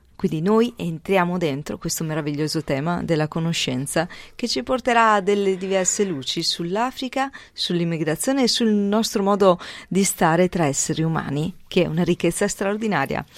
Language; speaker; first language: Italian; native; Italian